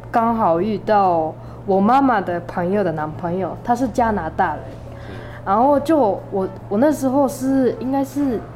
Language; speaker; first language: Chinese; non-native, fluent; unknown